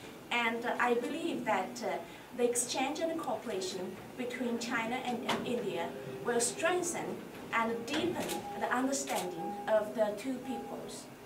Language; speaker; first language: English; non-native, fluent; Chinese